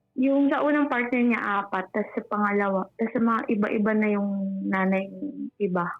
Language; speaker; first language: Filipino; native; Filipino